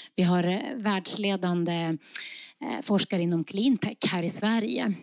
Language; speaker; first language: Swedish; early bilingual, other home language; Norwegian